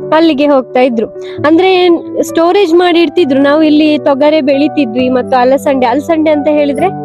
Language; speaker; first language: Kannada; native; Kannada